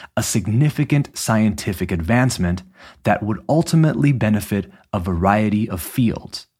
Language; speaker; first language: English; native; English